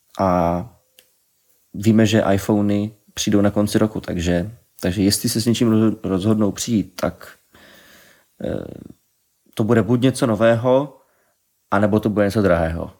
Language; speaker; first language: Czech; native; Czech